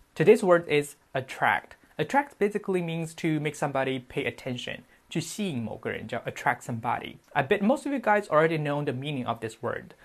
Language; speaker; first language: English; non-native, fluent; Chinese